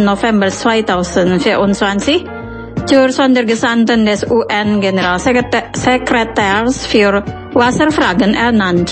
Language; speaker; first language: German; non-native, fluent; Indonesian